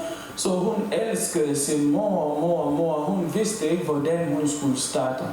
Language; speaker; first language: Danish; non-native, learner; French